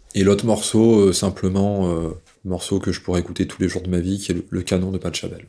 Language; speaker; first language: French; native; French